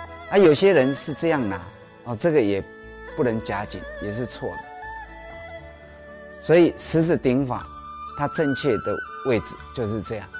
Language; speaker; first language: Chinese; native; Chinese